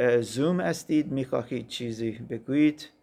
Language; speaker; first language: Persian; non-native, learner; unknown